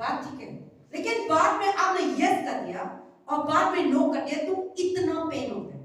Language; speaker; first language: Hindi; non-native, local second language; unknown